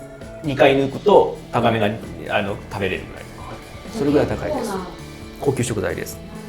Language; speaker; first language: Japanese; native; Japanese